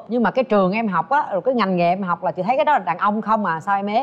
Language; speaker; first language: Vietnamese; native; Vietnamese